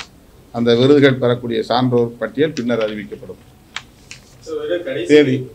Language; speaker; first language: Tamil; native; Tamil